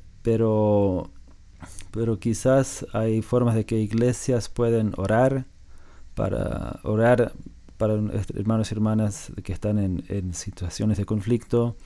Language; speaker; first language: Spanish; non-native, fluent; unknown